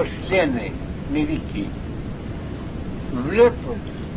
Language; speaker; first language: Greek; non-native, learner; Russian